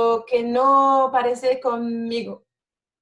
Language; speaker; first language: Spanish; non-native, fluent; French